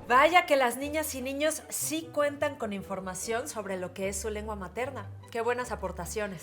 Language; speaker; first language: Spanish; native; Spanish